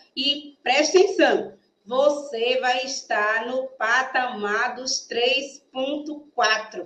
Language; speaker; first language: Portuguese; native; Portuguese